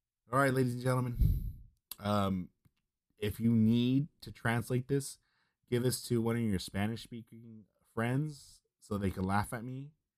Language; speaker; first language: English; native; English